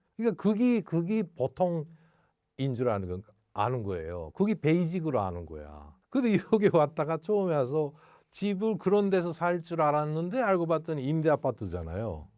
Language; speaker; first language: Korean; native; Korean